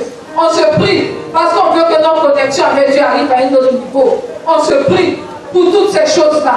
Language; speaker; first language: French; non-native, local second language; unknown